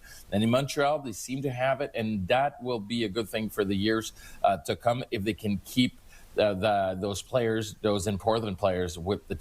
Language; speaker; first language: English; non-native, local second language; French